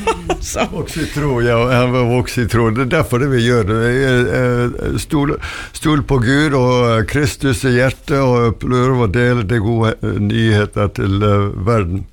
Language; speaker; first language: Norwegian; early bilingual, other home language; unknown